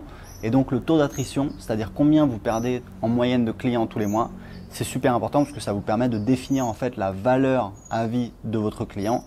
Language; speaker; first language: French; native; French